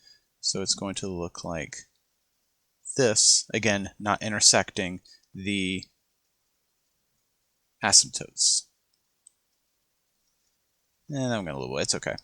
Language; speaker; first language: English; native; English